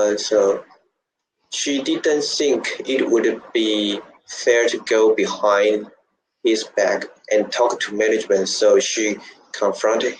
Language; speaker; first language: English; non-native, learner; Chinese